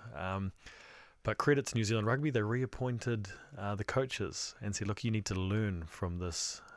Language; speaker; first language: English; native; English